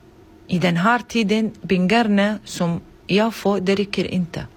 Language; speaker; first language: Swedish; non-native, learner; Arabic